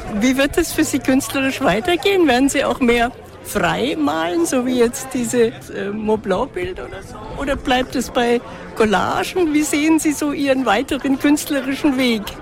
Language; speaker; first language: German; native; German